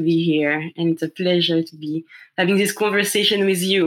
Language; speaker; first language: English; non-native, fluent; French